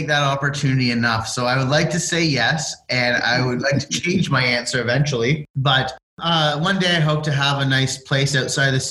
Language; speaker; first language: English; native; English